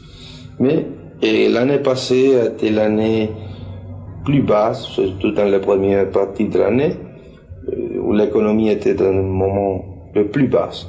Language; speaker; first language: French; non-native, fluent; Spanish